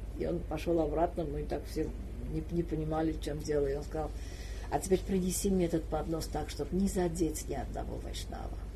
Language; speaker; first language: Russian; non-native, local second language; Armenian